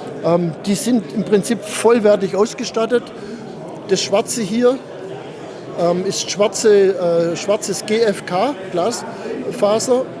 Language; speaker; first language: German; native; German